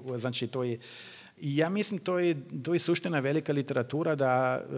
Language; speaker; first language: Bosnian; non-native, learner; German